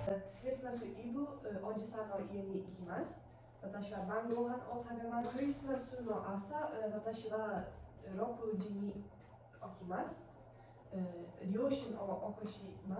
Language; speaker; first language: Japanese; non-native, learner; Lithuanian